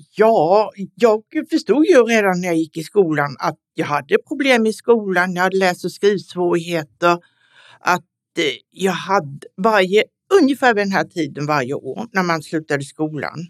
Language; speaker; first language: Swedish; native; Swedish